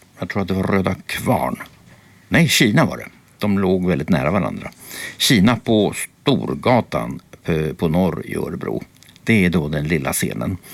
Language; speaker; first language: Swedish; native; Swedish